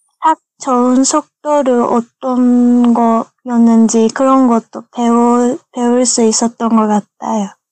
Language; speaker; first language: Korean; non-native, fluent; Japanese